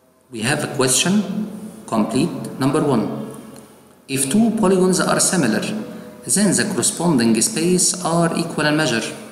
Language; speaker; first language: English; non-native, fluent; Arabic